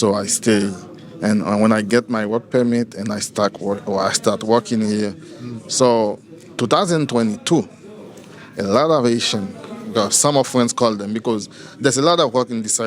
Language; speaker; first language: English; non-native, learner; Haitian Creole